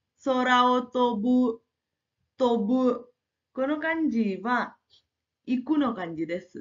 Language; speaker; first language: Japanese; non-native, fluent; Marathi